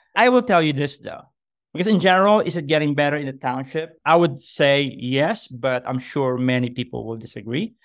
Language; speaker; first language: English; non-native, local second language; Filipino